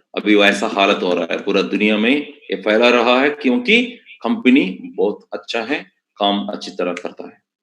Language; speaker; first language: Hindi; non-native, local second language; Malayalam